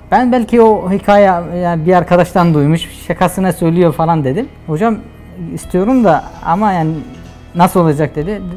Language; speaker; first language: Turkish; non-native, fluent; Arabic